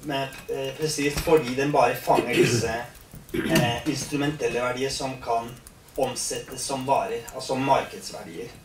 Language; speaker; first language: Norwegian; non-native, fluent; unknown